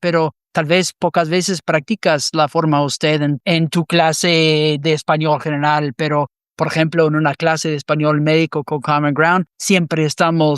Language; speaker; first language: Spanish; non-native, fluent; English